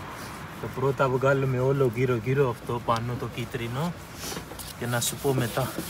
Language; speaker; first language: Greek; non-native, learner; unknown